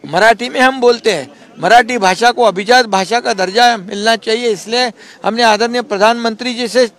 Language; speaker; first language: Hindi; non-native, local second language; Marathi